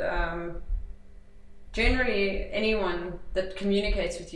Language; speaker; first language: English; native; English